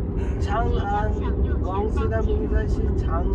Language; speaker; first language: Chinese; non-native, learner; Urdu